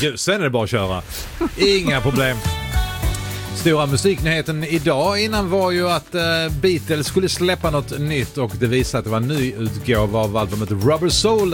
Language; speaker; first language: Swedish; native; Swedish